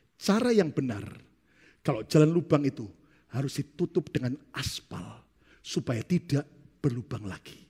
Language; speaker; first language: Indonesian; native; Indonesian